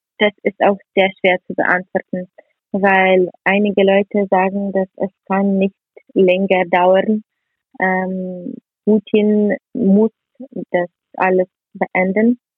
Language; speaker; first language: German; non-native, learner; Ukrainian